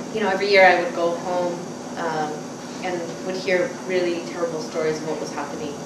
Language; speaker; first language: English; native; English